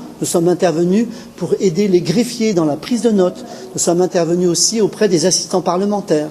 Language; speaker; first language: French; native; French